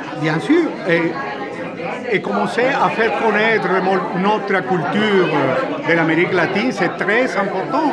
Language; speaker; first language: French; non-native, fluent; Spanish